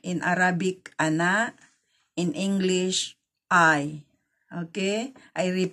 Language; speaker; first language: English; non-native, fluent; Filipino